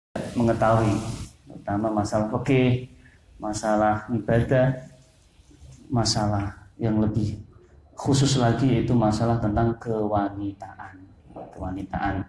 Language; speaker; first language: Indonesian; non-native, local second language; Javanese